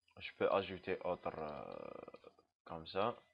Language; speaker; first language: French; non-native, local second language; Arabic